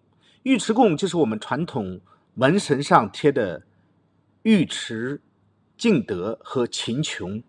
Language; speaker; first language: Chinese; native; Chinese